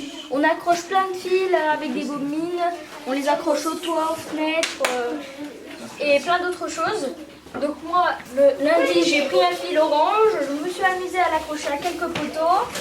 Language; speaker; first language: French; native; French